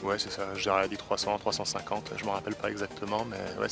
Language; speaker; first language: French; native; French